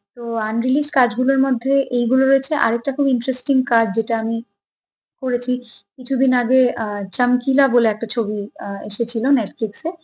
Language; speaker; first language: Bangla; native; Bangla